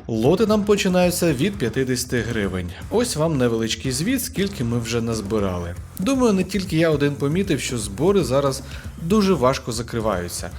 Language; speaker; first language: Ukrainian; native; Ukrainian